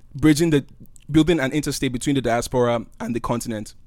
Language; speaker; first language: English; non-native, local second language; Igbo